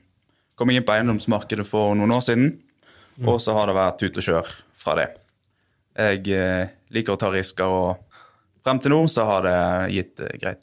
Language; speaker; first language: Norwegian; native; Norwegian